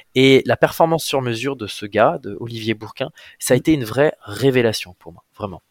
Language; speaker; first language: French; native; French